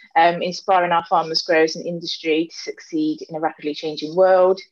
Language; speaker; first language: English; native; English